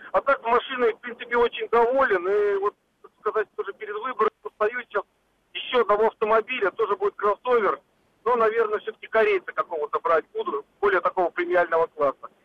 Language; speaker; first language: Russian; native; Russian